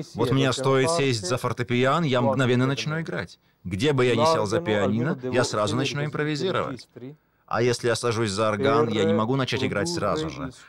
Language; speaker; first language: Russian; non-native, fluent; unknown